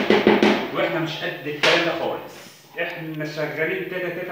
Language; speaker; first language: Arabic; native; Arabic